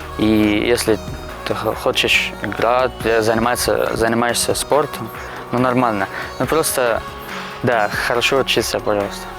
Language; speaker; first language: Russian; non-native, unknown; Arabic